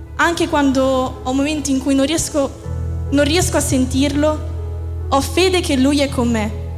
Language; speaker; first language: Italian; early bilingual, other home language; Romanian